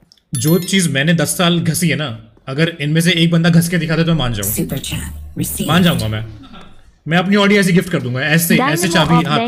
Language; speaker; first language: Hindi; native; Hindi